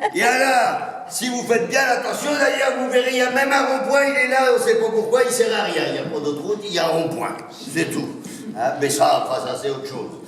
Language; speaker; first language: French; native; French